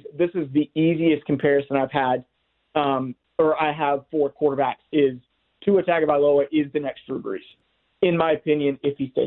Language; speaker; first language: English; native; English